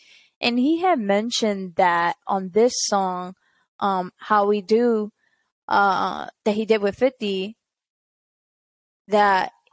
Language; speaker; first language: English; native; English